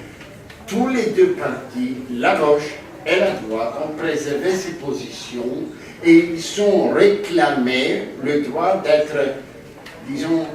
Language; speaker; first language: French; non-native, fluent; Greek